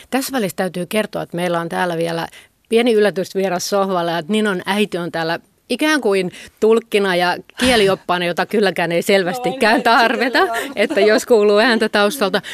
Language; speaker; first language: Finnish; native; Finnish